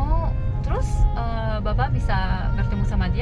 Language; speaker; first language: Indonesian; non-native, learner; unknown